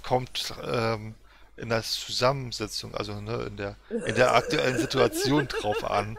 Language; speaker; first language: German; native; German